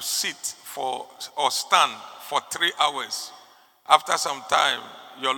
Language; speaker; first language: English; non-native, local second language; Akan